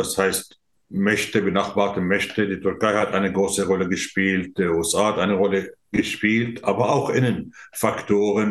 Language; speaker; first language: German; non-native, fluent; Arabic